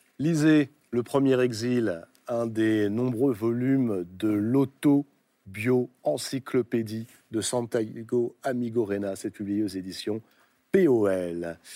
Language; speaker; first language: French; native; French